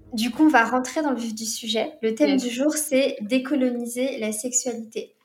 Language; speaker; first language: French; native; French